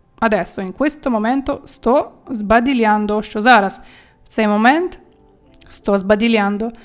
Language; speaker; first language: Italian; non-native, fluent; Ukrainian